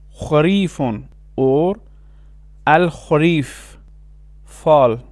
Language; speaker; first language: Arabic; non-native, fluent; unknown